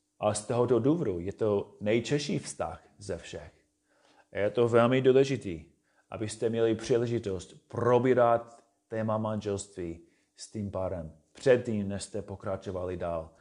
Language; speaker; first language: Czech; non-native, fluent; English